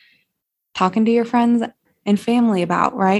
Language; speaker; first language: English; native; English